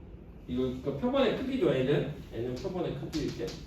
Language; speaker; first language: Korean; native; Korean